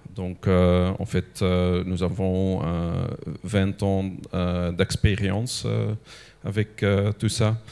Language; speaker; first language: French; non-native, local second language; Dutch